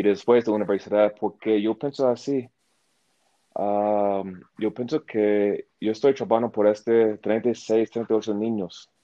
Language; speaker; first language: Spanish; non-native, learner; English